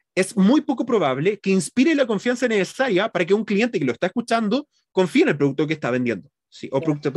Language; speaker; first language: Spanish; native; Spanish